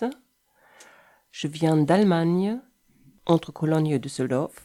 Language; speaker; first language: French; non-native, fluent; German